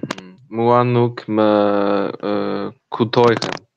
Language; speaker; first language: Albanian; non-native, learner; Chinese